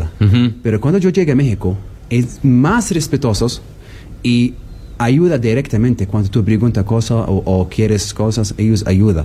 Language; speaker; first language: Spanish; non-native, learner; Arabic